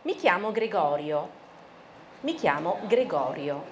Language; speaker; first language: Italian; non-native, fluent; Chinese